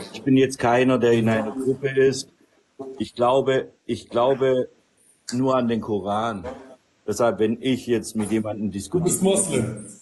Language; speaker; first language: German; early bilingual, other home language; Turkish